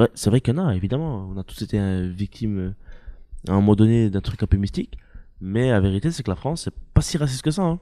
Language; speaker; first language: French; early bilingual, other home language; Arabic